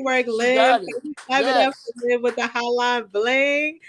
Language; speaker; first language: English; native; English